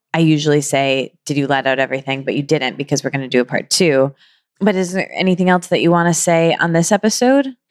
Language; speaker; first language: English; native; English